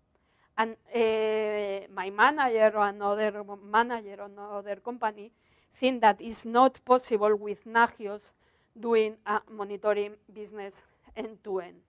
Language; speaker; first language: English; non-native, learner; Spanish